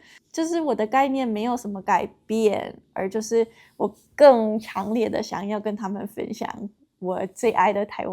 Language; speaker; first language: Chinese; non-native, fluent; English